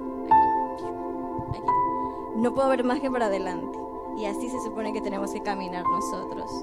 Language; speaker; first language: Spanish; native; Spanish